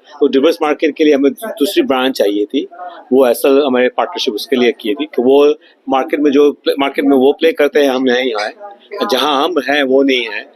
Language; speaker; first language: Hindi; non-native, local second language; Gujarati